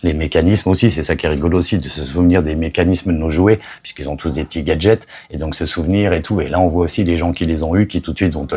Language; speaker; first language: French; native; French